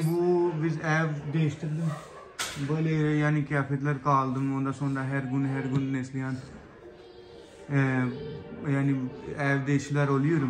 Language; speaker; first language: Turkish; non-native, learner; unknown